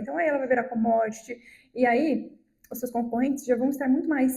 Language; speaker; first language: Portuguese; native; Portuguese